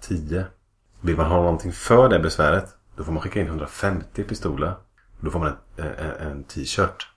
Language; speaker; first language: Swedish; native; Swedish